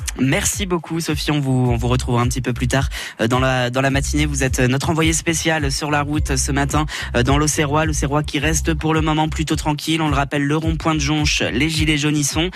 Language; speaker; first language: French; native; French